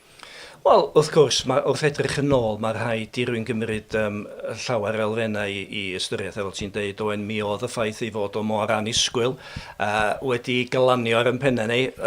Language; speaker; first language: Welsh; native; Welsh